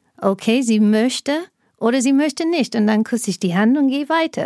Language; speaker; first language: German; non-native, fluent; English